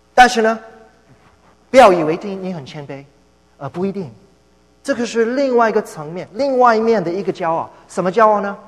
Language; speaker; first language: Chinese; non-native, fluent; English